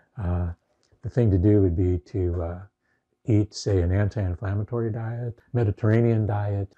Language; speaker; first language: English; native; English